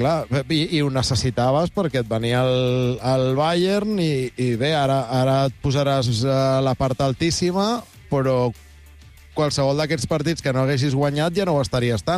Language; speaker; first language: Catalan; native; Catalan